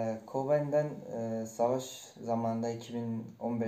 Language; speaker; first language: Turkish; non-native, fluent; Kurdish